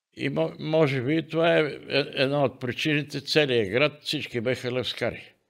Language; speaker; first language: Bulgarian; native; Bulgarian